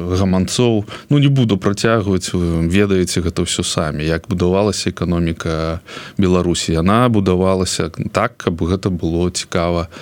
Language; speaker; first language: Belarusian; non-native, local second language; Russian